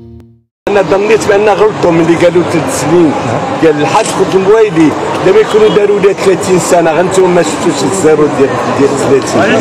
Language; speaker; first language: Arabic; native; Arabic